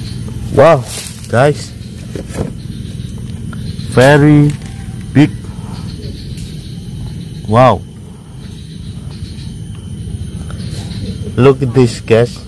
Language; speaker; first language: English; non-native, learner; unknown